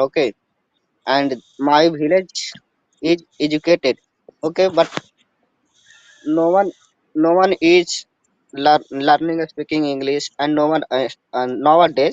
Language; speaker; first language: English; non-native, learner; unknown